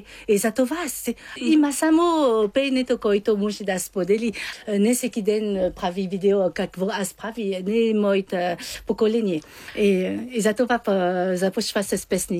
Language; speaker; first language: Bulgarian; non-native, learner; French